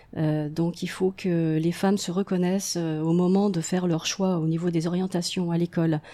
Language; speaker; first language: French; native; French